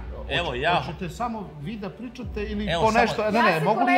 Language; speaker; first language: Serbian; native; Serbian